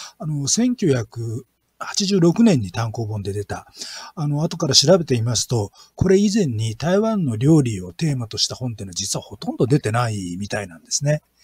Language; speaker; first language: Japanese; native; Japanese